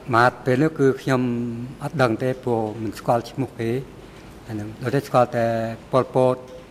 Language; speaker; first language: Khmer; non-native, local second language; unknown